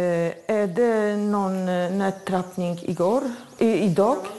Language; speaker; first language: Swedish; non-native, fluent; Polish